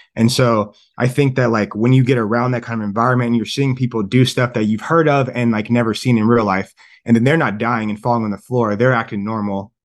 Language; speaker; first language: English; native; English